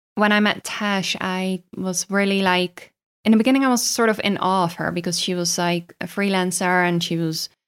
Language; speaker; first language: English; non-native, fluent; Dutch